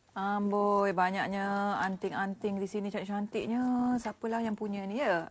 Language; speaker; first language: Malay; native; Malay